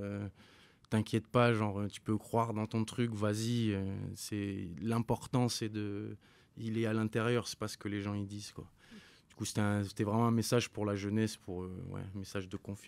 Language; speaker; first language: French; native; French